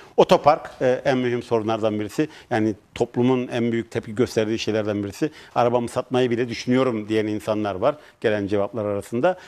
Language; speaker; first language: Turkish; native; Turkish